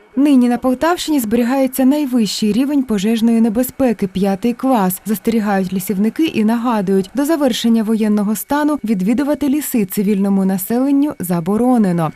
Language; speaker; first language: Ukrainian; native; Ukrainian